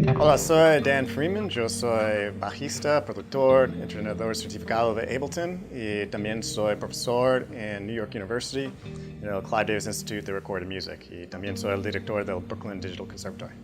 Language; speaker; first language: Spanish; non-native, fluent; English